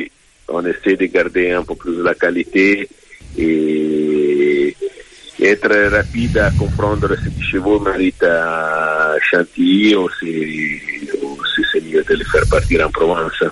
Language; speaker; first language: French; non-native, fluent; Italian